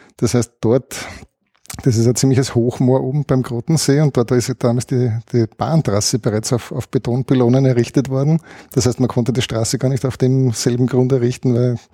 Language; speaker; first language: German; native; German